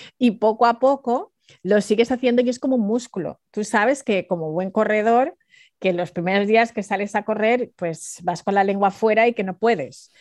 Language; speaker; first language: Spanish; early bilingual, other home language; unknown